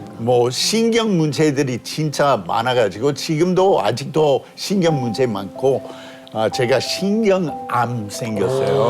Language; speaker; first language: Korean; non-native, fluent; English